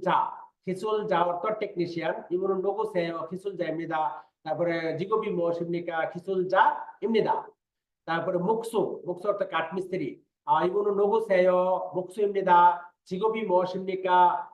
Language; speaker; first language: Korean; non-native, fluent; Bangla